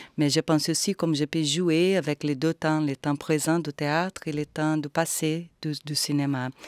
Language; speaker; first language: French; non-native, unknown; Portuguese